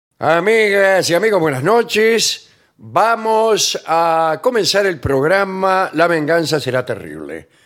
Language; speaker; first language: Spanish; native; Spanish